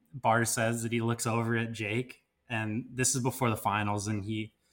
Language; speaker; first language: English; native; English